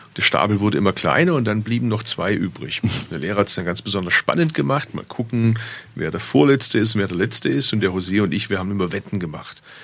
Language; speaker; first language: German; early bilingual, other home language; Turkish